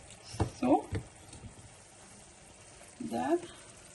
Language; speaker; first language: Swedish; non-native, learner; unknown